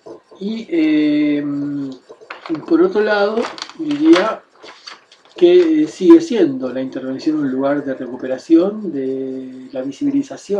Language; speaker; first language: Spanish; native; Spanish